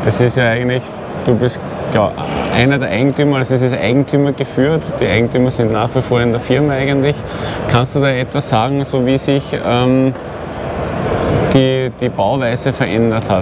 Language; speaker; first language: German; native; German